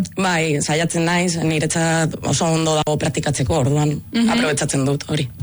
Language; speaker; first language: Basque; non-native, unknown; Spanish